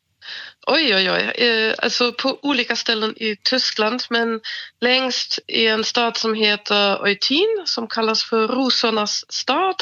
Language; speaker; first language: Swedish; non-native, fluent; German